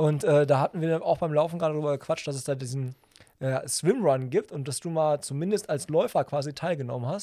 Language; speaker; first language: German; native; German